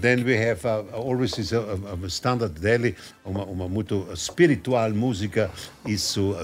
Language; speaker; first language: Portuguese; non-native, learner; German